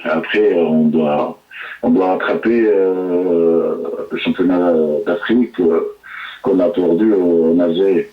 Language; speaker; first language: French; non-native, local second language; Arabic